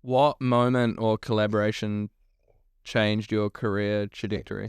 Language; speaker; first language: English; native; English